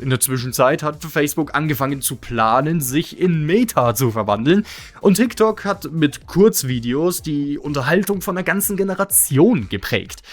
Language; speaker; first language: German; native; German